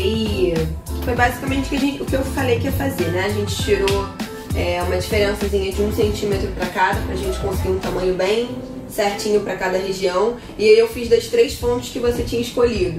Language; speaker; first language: Portuguese; native; Portuguese